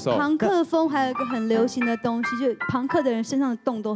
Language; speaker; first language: Chinese; native; Chinese